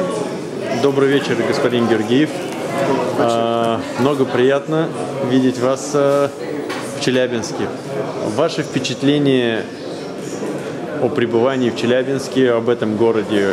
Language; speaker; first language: Russian; native; Russian